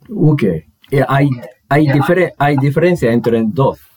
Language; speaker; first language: Spanish; non-native, learner; Japanese